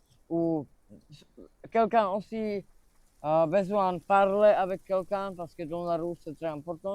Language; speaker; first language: French; non-native, learner; Slovak